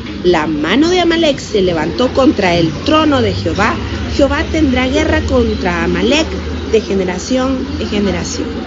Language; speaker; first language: Spanish; native; Spanish